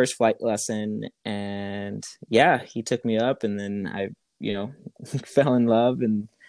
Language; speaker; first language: English; native; English